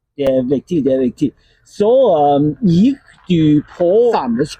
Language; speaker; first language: Norwegian; non-native, fluent; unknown